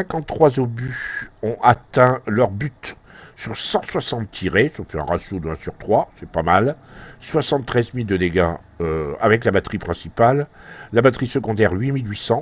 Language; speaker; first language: French; native; French